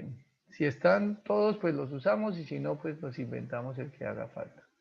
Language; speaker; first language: Spanish; native; Spanish